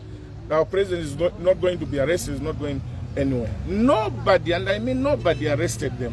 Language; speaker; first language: English; non-native, local second language; Bemba